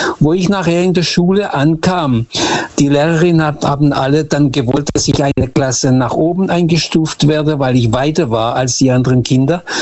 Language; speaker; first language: German; early bilingual, other home language; Portuguese